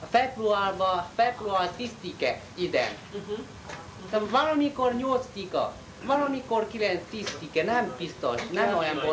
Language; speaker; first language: Hungarian; non-native, learner; Chinese